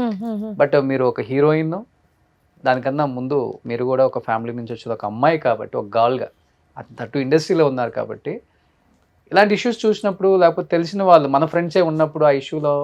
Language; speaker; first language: Telugu; native; Telugu